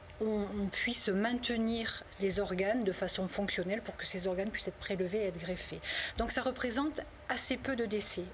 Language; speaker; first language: French; native; French